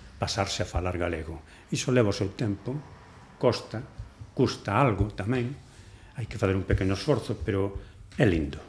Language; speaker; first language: Galician; non-native, local second language; Spanish